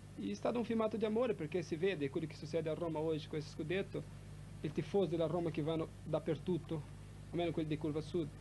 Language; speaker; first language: Italian; non-native, fluent; Portuguese